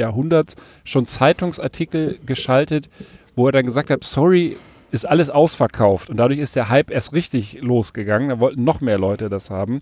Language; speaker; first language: German; native; German